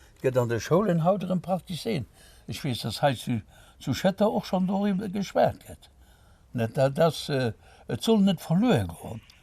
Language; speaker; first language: Luxembourgish; native; Luxembourgish